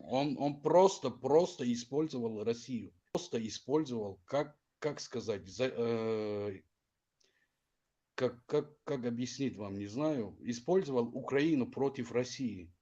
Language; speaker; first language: Russian; non-native, fluent; Tajik